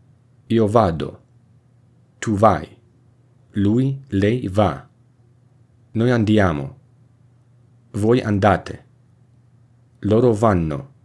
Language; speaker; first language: Italian; non-native, fluent; English